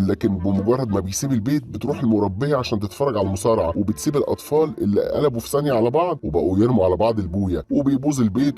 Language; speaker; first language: Arabic; native; Arabic